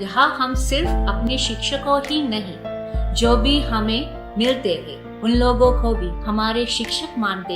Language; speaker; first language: Hindi; non-native, fluent; Sinhala